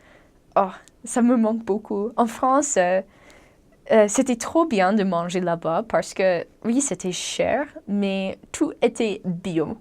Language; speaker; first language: French; non-native, fluent; English